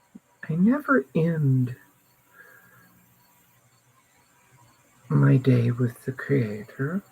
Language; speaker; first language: English; native; English